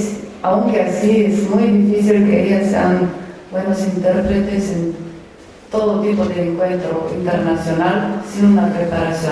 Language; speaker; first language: Spanish; non-native, fluent; Romanian